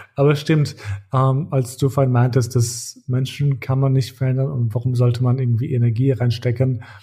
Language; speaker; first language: German; early bilingual, other home language; Albanian